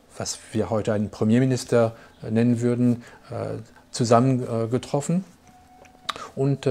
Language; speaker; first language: German; non-native, fluent; French